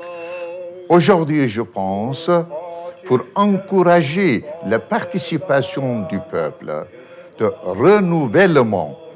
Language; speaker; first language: French; non-native, fluent; Armenian